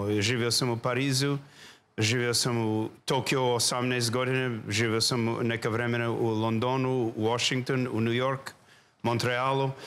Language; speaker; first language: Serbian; non-native, learner; English